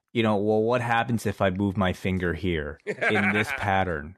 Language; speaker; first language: English; non-native, local second language; Cantonese